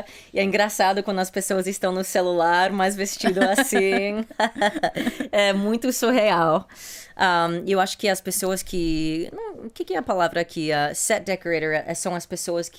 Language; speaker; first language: Portuguese; non-native, fluent; English